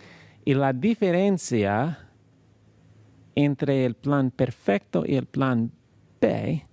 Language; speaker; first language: Spanish; non-native, learner; English